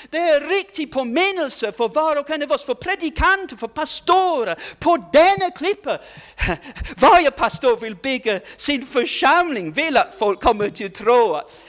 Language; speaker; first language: Swedish; non-native, fluent; English